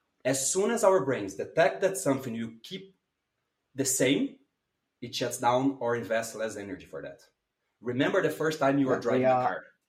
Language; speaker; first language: English; non-native, fluent; Portuguese